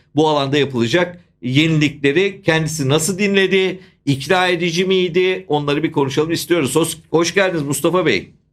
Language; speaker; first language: Turkish; native; Turkish